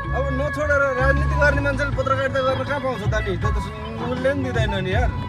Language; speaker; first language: Nepali; native; Nepali